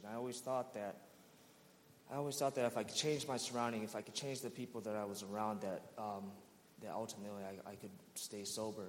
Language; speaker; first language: English; native; English